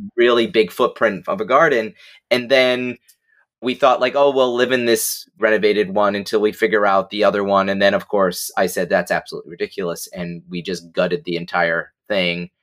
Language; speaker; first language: English; native; English